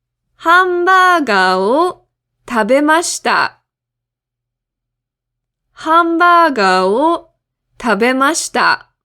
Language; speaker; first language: Japanese; non-native, fluent; English